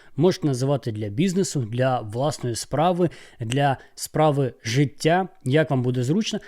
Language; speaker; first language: Ukrainian; non-native, local second language; Russian